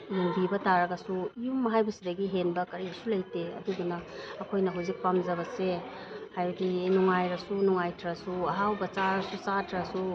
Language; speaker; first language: Manipuri; native; Manipuri